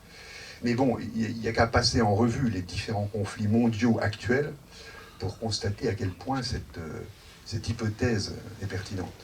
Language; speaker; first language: French; native; French